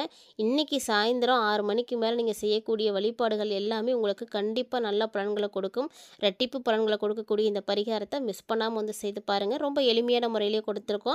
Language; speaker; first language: Tamil; native; Tamil